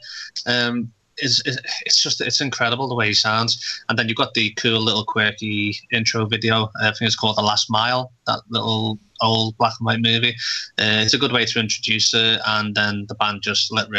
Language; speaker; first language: English; native; English